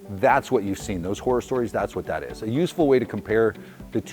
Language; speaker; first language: English; native; English